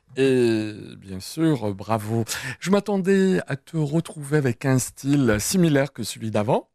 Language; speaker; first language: French; native; French